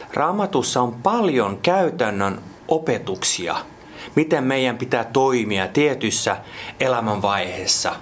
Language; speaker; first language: Finnish; non-native, local second language; Swedish